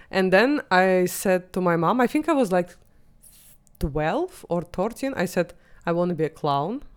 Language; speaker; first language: English; non-native, fluent; Russian